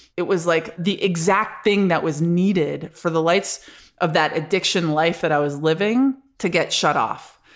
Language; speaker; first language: English; native; English